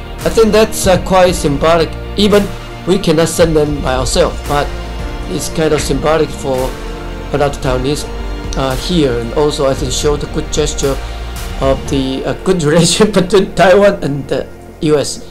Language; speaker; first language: English; non-native, fluent; Chinese